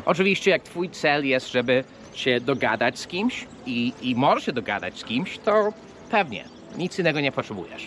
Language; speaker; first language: Polish; early bilingual, heritage; English